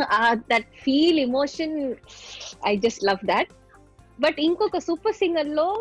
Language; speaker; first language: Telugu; non-native, local second language; Tamil